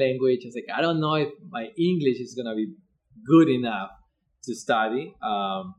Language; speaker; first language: English; non-native, fluent; Spanish